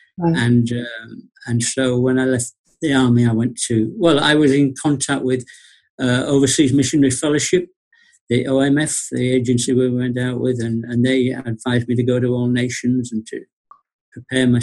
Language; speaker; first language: English; native; English